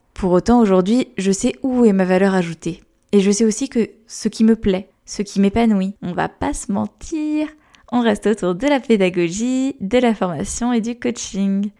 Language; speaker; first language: French; native; French